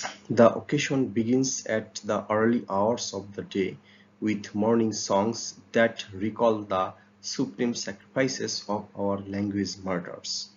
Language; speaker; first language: English; non-native, local second language; Bangla